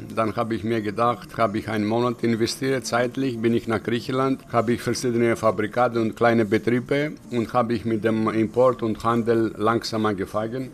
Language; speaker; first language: German; non-native, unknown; Greek